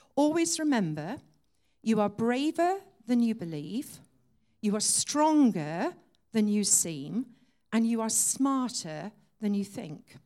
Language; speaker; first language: English; native; English